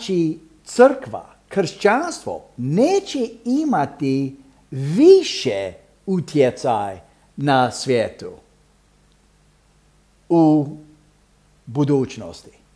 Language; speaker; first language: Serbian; early bilingual, heritage; Serbian